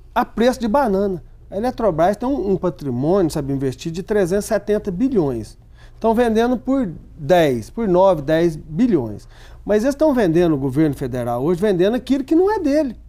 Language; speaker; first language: Portuguese; native; Portuguese